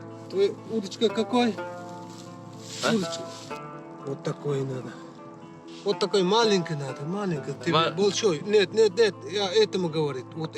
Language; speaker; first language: Russian; non-native, learner; Uzbek